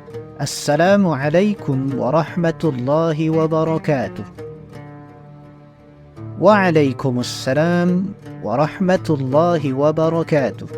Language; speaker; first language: Arabic; non-native, fluent; Indonesian